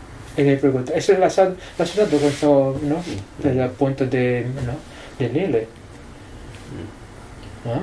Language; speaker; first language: Spanish; non-native, fluent; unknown